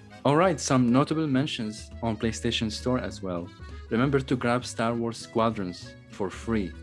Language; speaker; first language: English; non-native, fluent; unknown